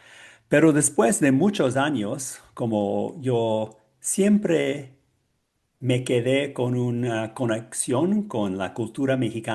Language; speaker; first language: Spanish; non-native, learner; English